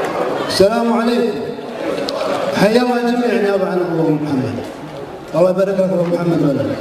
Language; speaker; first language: Arabic; native; Arabic